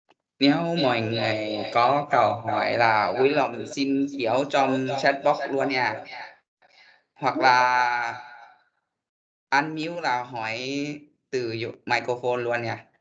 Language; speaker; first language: Vietnamese; non-native, learner; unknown